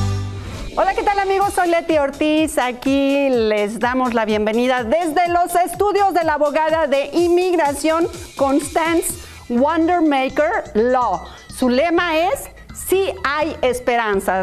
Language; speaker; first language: Spanish; native; Spanish